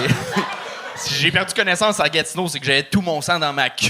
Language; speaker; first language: French; native; French